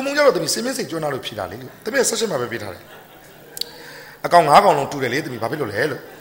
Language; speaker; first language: Burmese; native; Burmese